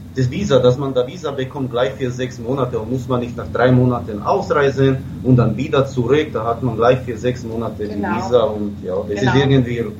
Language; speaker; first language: German; non-native, fluent; Slovak